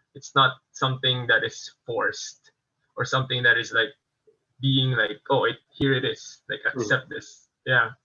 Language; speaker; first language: English; non-native, local second language; Filipino